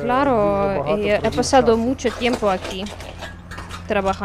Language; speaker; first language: Spanish; non-native, learner; Ukrainian